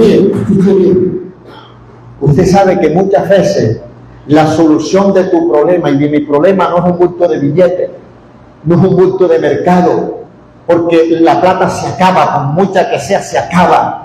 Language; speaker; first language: Spanish; native; Spanish